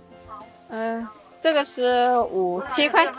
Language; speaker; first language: Chinese; non-native, fluent; Indonesian